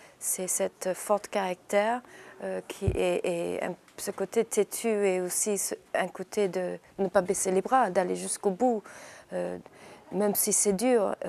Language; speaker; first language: French; early bilingual, heritage; English